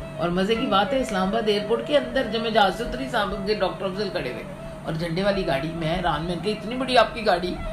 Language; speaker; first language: Urdu; non-native, local second language; Punjabi